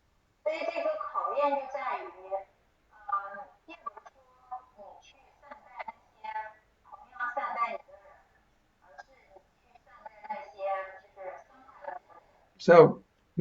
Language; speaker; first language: Chinese; native; Chinese